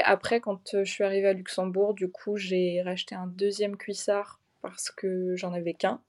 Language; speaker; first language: French; native; French